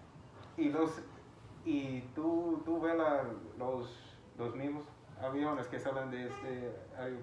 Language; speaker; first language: Spanish; non-native, fluent; English